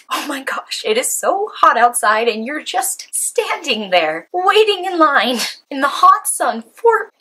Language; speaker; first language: English; native; English